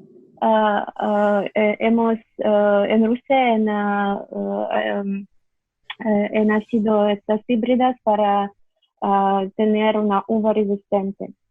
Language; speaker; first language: Spanish; non-native, fluent; Russian